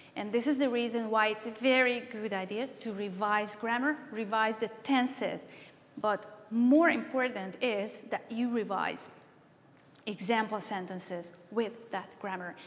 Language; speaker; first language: English; non-native, fluent; Hungarian